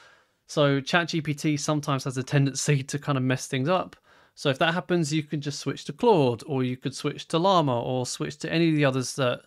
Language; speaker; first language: English; native; English